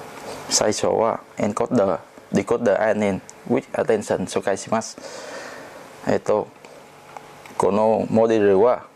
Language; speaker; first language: Japanese; non-native, learner; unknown